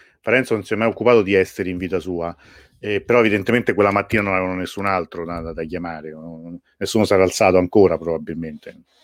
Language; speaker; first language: Italian; early bilingual, other home language; Persian